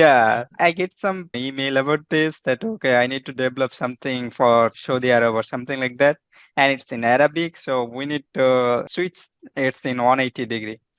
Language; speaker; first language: English; non-native, fluent; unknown